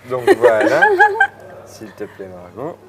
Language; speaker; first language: French; native; French